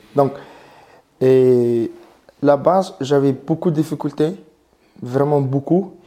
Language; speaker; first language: French; non-native, fluent; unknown